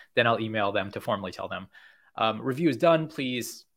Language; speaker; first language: English; native; English